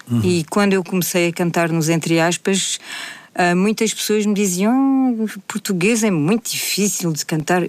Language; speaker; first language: Portuguese; native; Portuguese